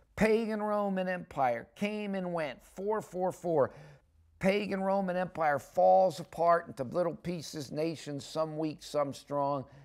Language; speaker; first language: English; native; English